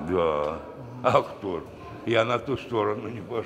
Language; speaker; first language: Russian; native; Russian